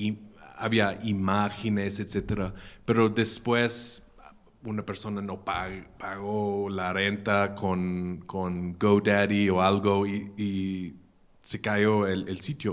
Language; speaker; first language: Spanish; non-native, fluent; English